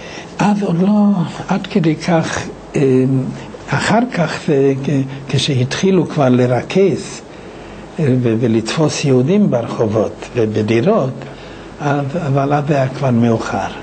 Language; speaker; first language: Hebrew; non-native, fluent; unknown